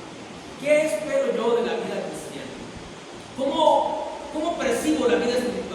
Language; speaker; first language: Spanish; native; Spanish